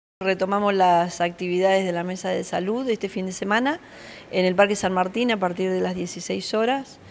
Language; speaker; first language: Spanish; native; Spanish